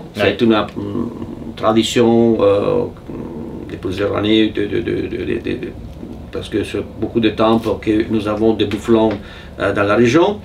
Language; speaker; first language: French; non-native, fluent; Italian